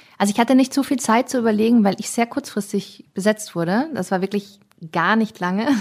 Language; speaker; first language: German; early bilingual, other home language; English